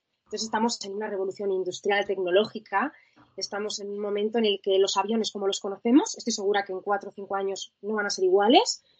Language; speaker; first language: Spanish; native; Spanish